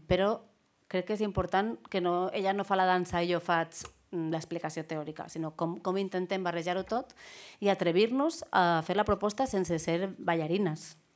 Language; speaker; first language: Catalan; non-native, local second language; Spanish